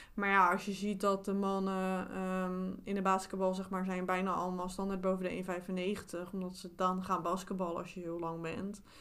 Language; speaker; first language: Dutch; native; Dutch